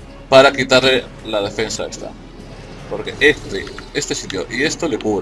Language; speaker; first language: Spanish; native; Spanish